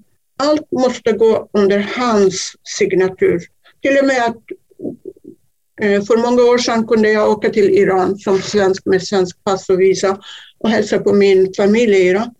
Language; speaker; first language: Swedish; non-native, fluent; Kurdish